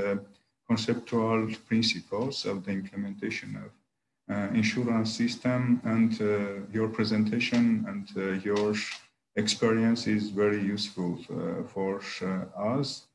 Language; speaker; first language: English; non-native, learner; Armenian